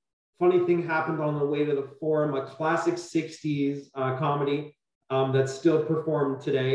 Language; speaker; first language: English; native; English